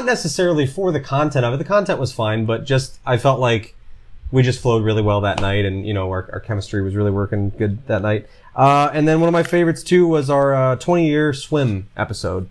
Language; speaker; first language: English; native; English